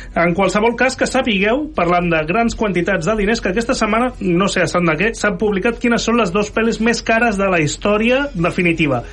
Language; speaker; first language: Catalan; native; Catalan